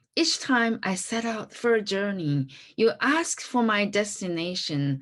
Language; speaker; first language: English; non-native, fluent; Chinese